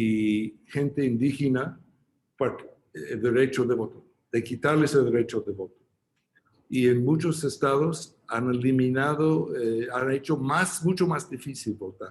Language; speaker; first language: Spanish; non-native, fluent; English